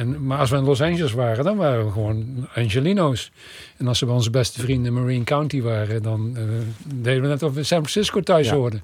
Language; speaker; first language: Dutch; native; Dutch